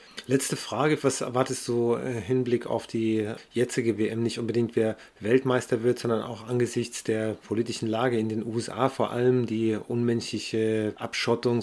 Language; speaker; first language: German; native; German